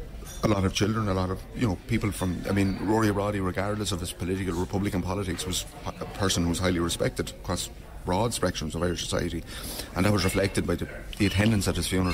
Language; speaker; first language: English; native; English